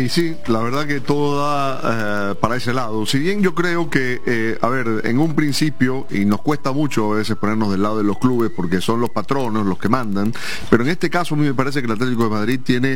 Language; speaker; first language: Spanish; native; Spanish